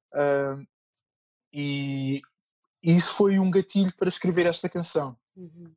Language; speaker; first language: Portuguese; native; Portuguese